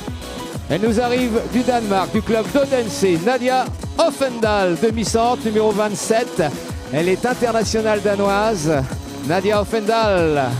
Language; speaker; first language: French; native; French